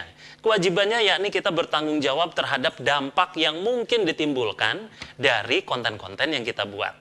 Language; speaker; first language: Indonesian; native; Indonesian